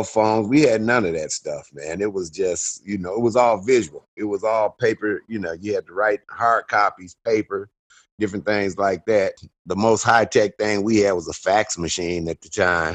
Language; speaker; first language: English; native; English